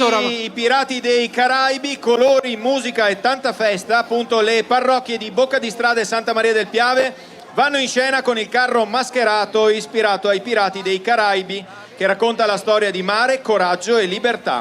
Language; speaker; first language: Italian; native; Italian